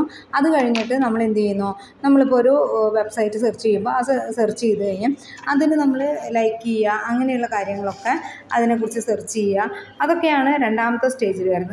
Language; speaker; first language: Malayalam; native; Malayalam